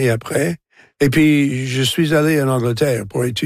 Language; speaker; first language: French; non-native, local second language; English